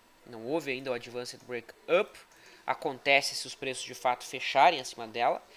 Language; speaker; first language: Portuguese; native; Portuguese